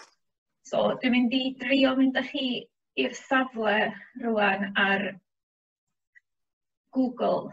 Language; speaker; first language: Welsh; native; Welsh